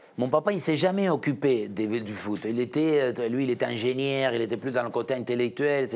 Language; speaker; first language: French; non-native, fluent; Spanish